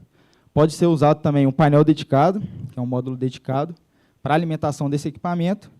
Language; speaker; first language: Portuguese; native; Portuguese